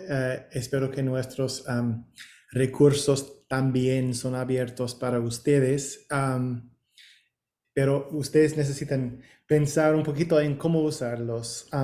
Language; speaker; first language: Spanish; non-native, learner; English